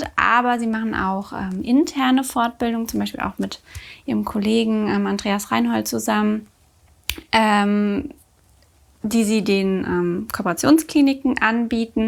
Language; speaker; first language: German; native; German